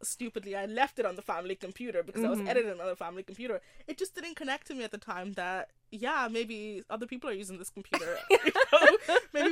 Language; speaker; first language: English; native; English